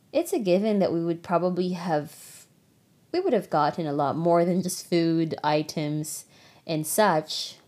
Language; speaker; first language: English; non-native, local second language; Filipino